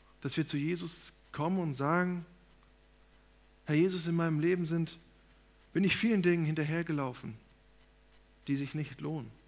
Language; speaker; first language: German; native; German